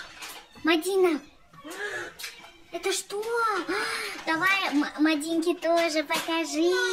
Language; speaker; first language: Russian; non-native, local second language; Kazakh